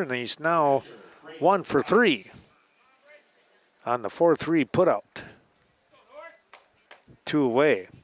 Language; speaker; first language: English; native; English